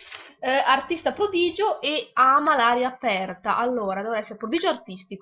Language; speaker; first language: Italian; native; Italian